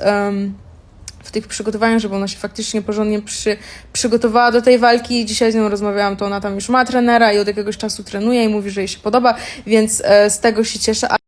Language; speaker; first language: Polish; early bilingual, heritage; Polish